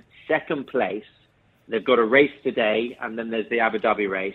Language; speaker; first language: English; native; English